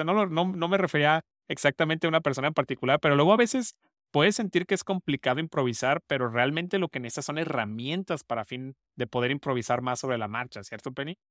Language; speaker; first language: Spanish; native; Spanish